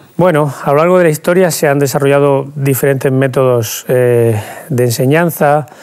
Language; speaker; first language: Spanish; native; Spanish